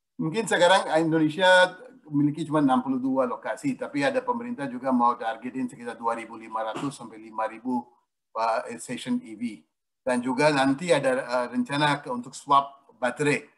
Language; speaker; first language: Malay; non-native, fluent; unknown